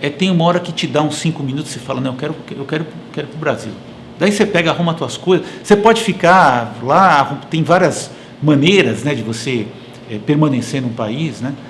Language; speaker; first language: Portuguese; native; Portuguese